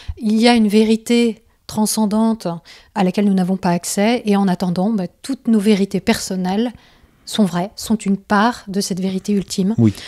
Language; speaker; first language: French; native; French